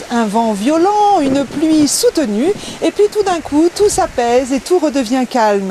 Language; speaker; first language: French; native; French